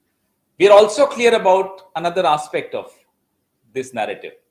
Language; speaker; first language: English; non-native, local second language; Hindi